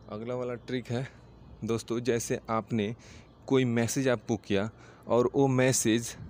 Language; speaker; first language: Hindi; native; Hindi